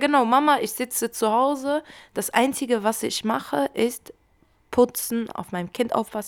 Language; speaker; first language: German; early bilingual, other home language; Kurdish